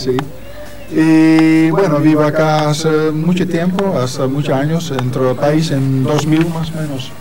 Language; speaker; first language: Spanish; non-native, learner; Dutch